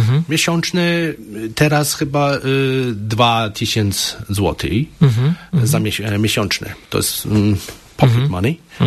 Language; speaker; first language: Polish; non-native, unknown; Chinese